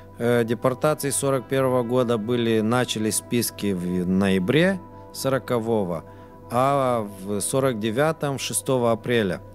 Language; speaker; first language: Russian; non-native, local second language; Romanian